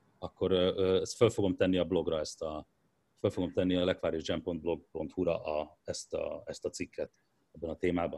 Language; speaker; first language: Hungarian; native; Hungarian